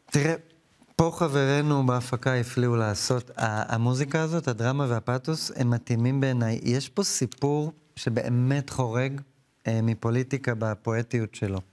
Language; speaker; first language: Hebrew; native; Hebrew